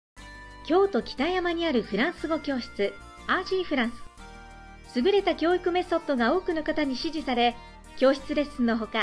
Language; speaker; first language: Japanese; native; Japanese